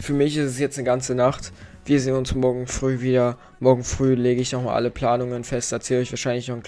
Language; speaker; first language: German; native; German